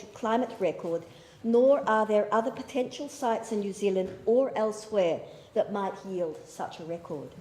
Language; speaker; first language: English; native; English